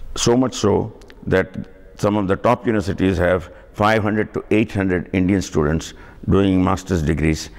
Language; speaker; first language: English; non-native, local second language; Tamil